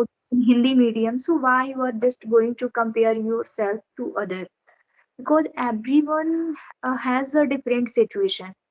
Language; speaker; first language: English; non-native, learner; Odia